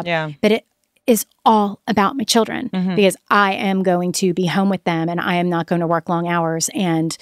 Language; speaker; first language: English; native; English